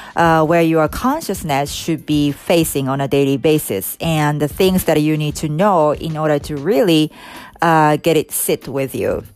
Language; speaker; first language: English; non-native, fluent; Japanese